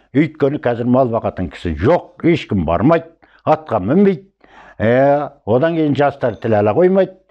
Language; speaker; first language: Kazakh; native; Kazakh